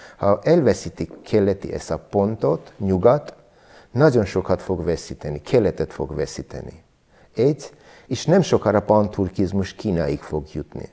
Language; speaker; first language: Hungarian; non-native, learner; Armenian